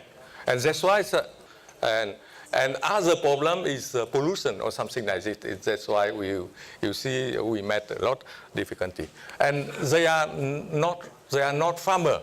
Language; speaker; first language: English; non-native, fluent; Vietnamese